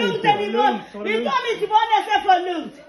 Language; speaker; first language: Swedish; non-native, learner; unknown